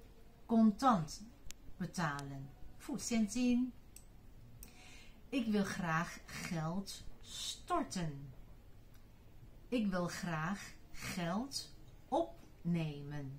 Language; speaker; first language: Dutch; non-native, fluent; Chinese